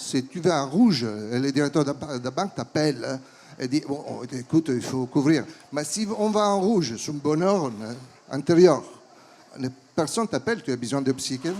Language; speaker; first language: French; non-native, fluent; Italian